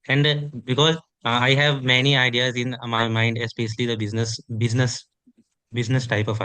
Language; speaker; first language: English; non-native, learner; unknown